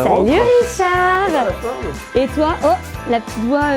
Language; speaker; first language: French; native; French